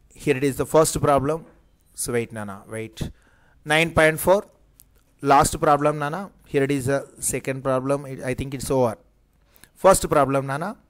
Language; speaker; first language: English; non-native, local second language; Telugu